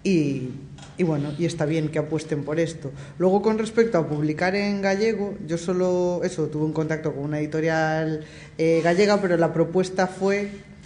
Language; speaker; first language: Spanish; native; Spanish